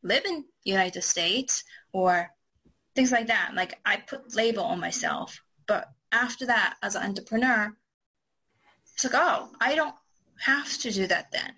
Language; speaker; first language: English; non-native, fluent; Japanese